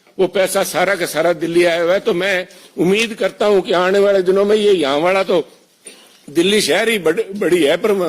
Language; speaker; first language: Urdu; non-native, local second language; Punjabi